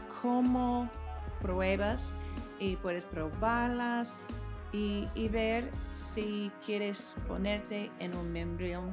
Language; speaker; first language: Spanish; non-native, fluent; English